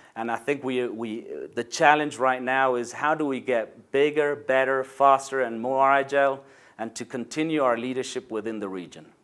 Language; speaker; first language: English; non-native, fluent; Spanish